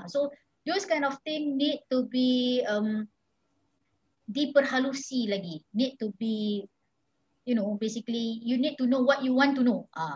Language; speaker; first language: English; non-native, local second language; Malay